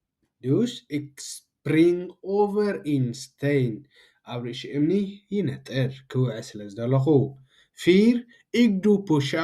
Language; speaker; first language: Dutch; non-native, learner; Tigrinya